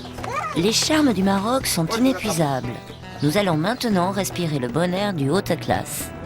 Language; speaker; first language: French; native; French